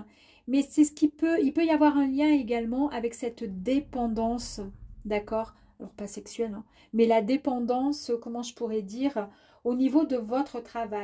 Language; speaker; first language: French; native; French